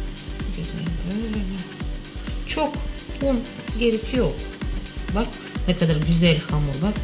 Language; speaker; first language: Turkish; non-native, learner; Russian